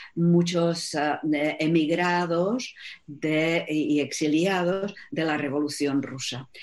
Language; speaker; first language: Spanish; non-native, fluent; Czech